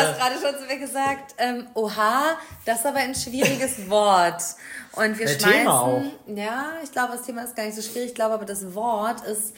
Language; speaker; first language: German; native; German